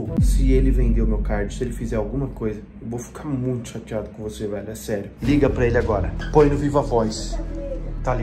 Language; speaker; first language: Portuguese; native; Portuguese